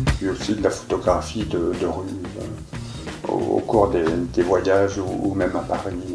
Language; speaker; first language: French; native; French